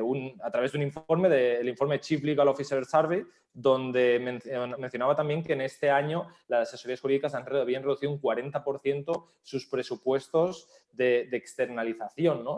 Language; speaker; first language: Spanish; native; Spanish